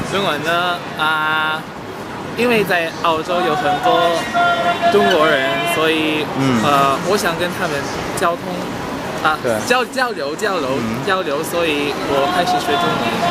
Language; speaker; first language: Chinese; non-native, learner; English